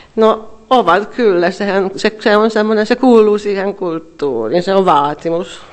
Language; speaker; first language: Finnish; non-native, fluent; Hungarian